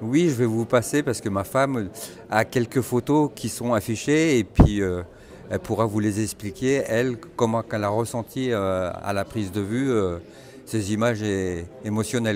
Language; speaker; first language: French; native; French